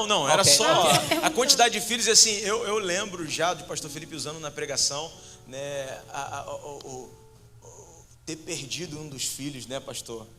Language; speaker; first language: Portuguese; native; Portuguese